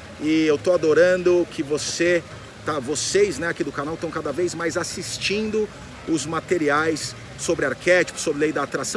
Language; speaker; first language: Portuguese; native; Portuguese